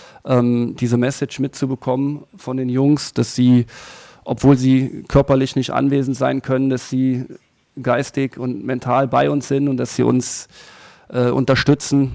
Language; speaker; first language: German; native; German